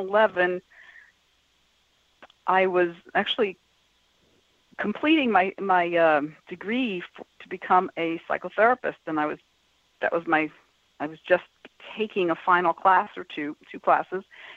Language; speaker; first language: English; native; English